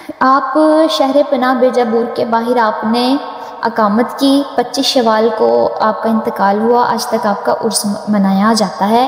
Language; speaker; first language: Urdu; native; Urdu